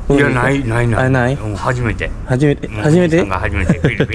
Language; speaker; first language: Japanese; native; Japanese